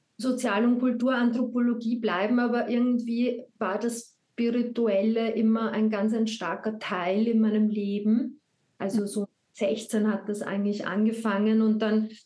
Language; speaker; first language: German; native; German